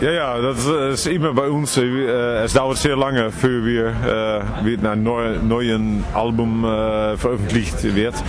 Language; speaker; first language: German; non-native, fluent; Dutch